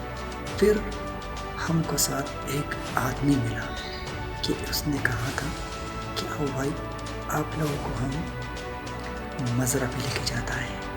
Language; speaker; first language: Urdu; non-native, local second language; Pashto